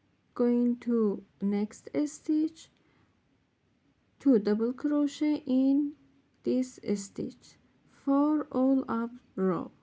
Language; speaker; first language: English; non-native, learner; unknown